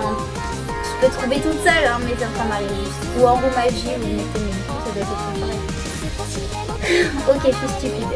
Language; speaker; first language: French; native; French